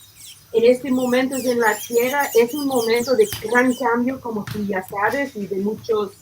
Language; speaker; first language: Spanish; non-native, fluent; English